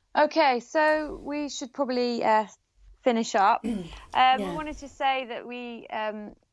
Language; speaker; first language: English; native; English